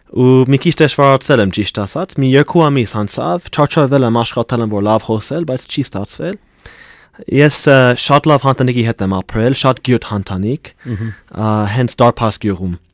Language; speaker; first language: Armenian; non-native, fluent; English